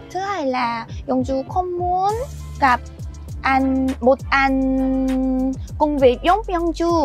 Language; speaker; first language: Vietnamese; non-native, learner; Korean